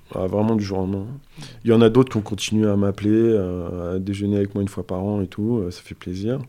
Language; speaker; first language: French; native; French